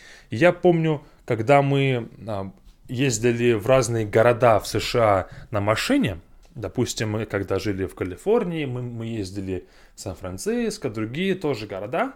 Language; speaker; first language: Russian; non-native, fluent; English